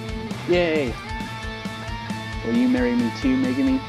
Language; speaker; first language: English; native; English